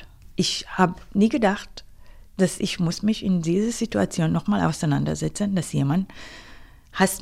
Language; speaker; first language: German; non-native, fluent; Hebrew